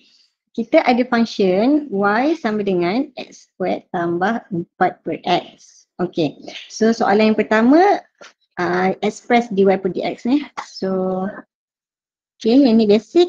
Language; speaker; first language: Malay; native; Malay